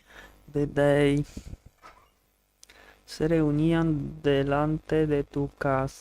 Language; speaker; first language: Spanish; non-native, learner; English